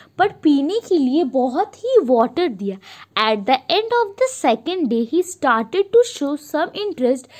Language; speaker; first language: Hindi; native; Hindi